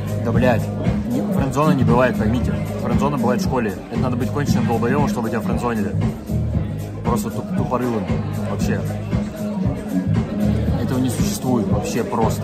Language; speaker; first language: Russian; native; Russian